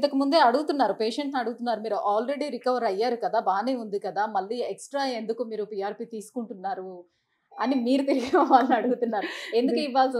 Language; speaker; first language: Telugu; native; Telugu